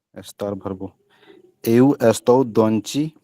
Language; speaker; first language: Portuguese; non-native, learner; Hindi